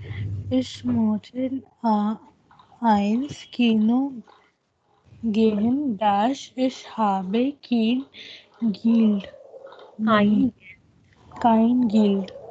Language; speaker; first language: German; non-native, learner; Hindi